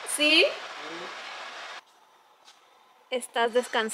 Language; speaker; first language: Spanish; native; Spanish